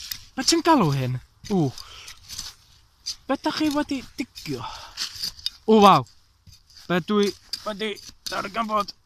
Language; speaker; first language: Welsh; non-native, learner; English